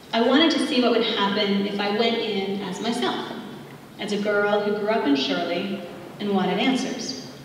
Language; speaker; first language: English; native; English